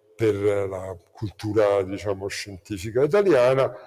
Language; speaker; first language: Italian; native; Italian